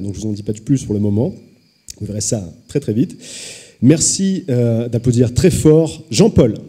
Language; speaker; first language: French; native; French